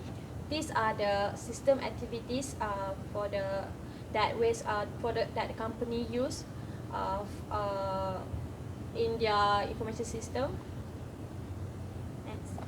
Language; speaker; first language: English; non-native, learner; Malay